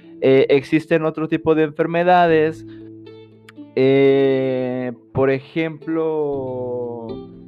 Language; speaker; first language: Spanish; native; Spanish